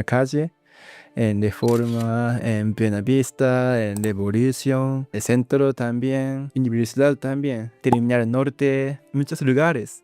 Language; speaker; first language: Spanish; non-native, learner; Japanese